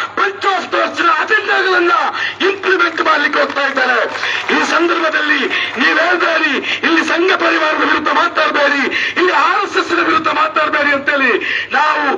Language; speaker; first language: Kannada; native; Kannada